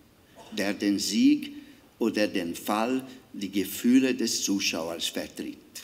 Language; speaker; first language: German; non-native, fluent; Hungarian